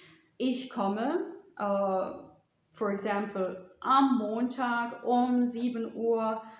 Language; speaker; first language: German; non-native, fluent; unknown